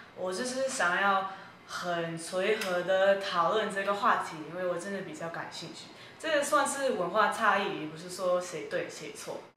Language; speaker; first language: Chinese; early bilingual, heritage; Chinese